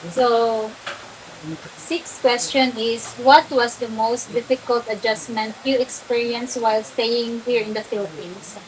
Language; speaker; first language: English; non-native, local second language; Cebuano